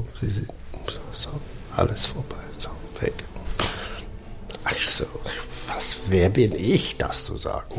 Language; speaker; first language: German; non-native, fluent; English